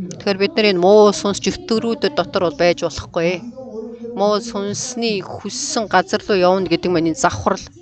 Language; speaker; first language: Mongolian; non-native, fluent; Korean